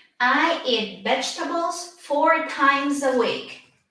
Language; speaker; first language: English; non-native, fluent; Spanish